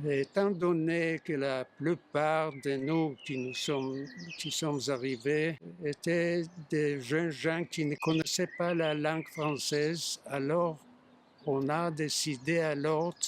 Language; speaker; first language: French; non-native, fluent; Yiddish